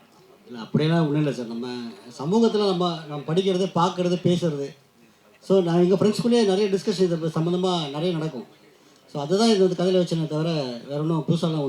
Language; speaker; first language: Tamil; native; Tamil